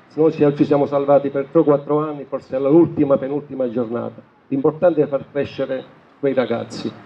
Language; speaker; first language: Italian; native; Italian